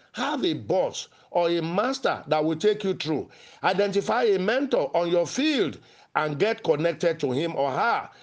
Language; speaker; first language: English; non-native, local second language; Yoruba